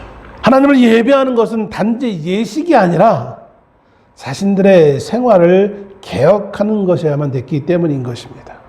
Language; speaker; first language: Korean; native; Korean